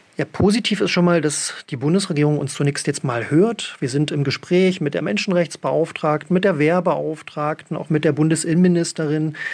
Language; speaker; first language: German; native; German